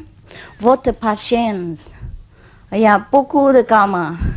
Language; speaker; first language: French; non-native, learner; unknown